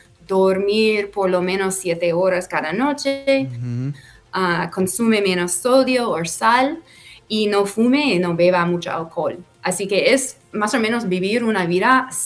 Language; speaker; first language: Spanish; non-native, fluent; English